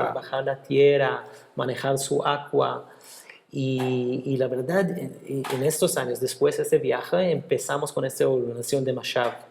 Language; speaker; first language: Spanish; non-native, fluent; Hebrew